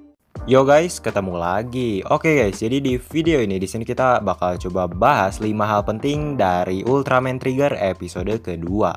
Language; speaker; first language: Indonesian; native; Indonesian